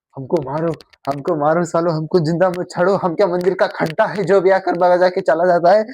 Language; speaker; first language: Hindi; non-native, local second language; Marathi